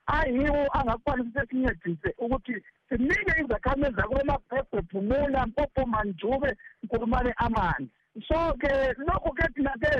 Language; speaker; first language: Zulu; native; Zulu